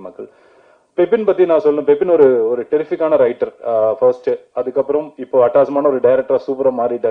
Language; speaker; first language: Tamil; native; Tamil